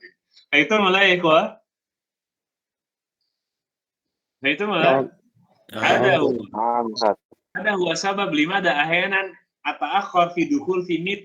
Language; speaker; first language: Arabic; non-native, fluent; Indonesian